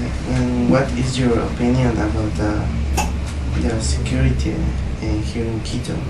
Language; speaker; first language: English; non-native, learner; Spanish